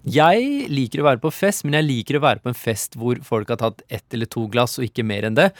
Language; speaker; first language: Norwegian; early bilingual, other home language; Urdu